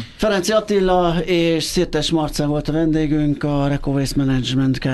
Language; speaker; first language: Hungarian; native; Hungarian